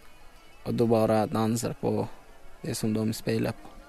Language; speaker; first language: Swedish; non-native, learner; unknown